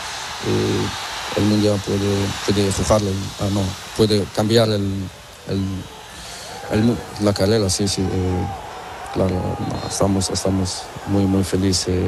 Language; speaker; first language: Spanish; non-native, learner; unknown